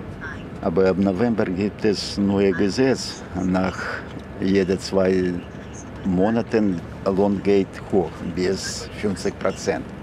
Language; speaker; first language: German; non-native, learner; Ukrainian